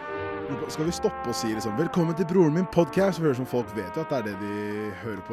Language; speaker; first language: Norwegian; native; Norwegian